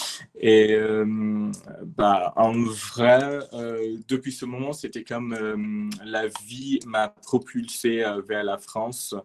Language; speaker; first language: French; non-native, fluent; English